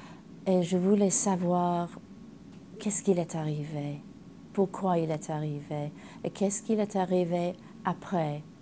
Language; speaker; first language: French; non-native, learner; English